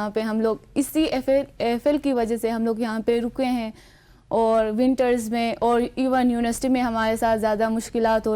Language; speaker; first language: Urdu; non-native, local second language; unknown